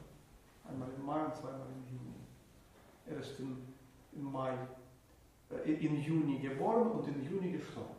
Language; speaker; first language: German; non-native, fluent; Russian